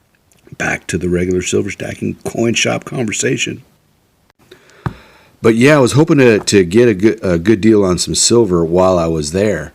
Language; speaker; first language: English; native; English